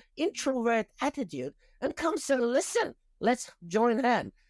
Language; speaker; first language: English; non-native, fluent; Persian